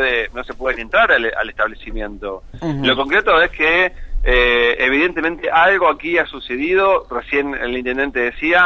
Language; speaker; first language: Spanish; native; Spanish